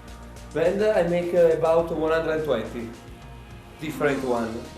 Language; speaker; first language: English; non-native, learner; Italian